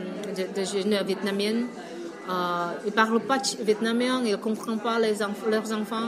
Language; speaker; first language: French; non-native, fluent; Vietnamese